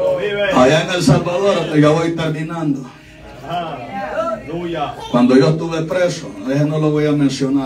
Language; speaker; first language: Spanish; native; Spanish